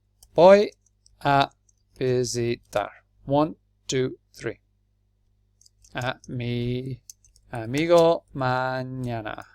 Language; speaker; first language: Spanish; non-native, fluent; English